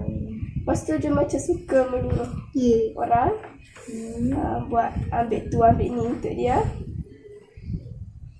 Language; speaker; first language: Malay; native; Malay